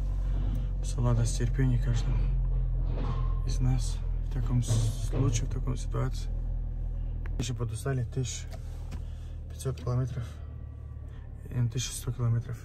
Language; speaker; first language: Russian; non-native, fluent; Tajik